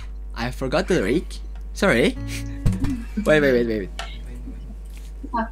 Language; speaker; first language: English; non-native, learner; Indonesian